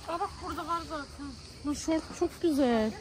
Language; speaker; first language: Turkish; early bilingual, heritage; Turkish